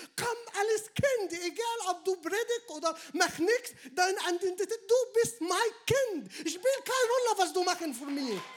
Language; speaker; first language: German; non-native, learner; Arabic